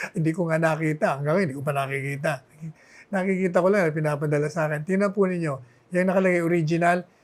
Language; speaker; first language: Filipino; non-native, local second language; Bikol